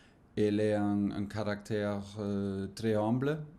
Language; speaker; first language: French; non-native, learner; German